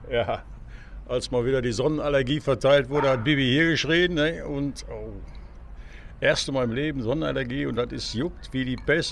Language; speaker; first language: German; native; German